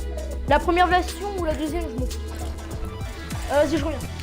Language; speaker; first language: French; native; French